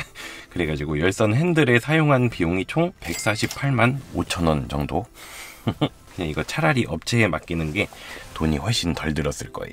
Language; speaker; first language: Korean; native; Korean